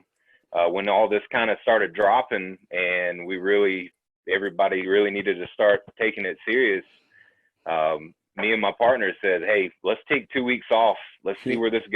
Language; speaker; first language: English; native; English